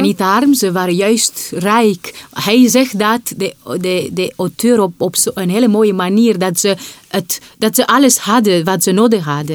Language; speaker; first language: Dutch; non-native, fluent; Romanian